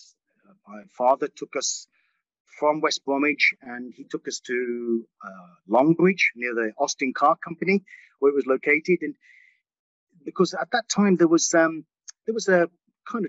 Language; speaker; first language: English; early bilingual, other home language; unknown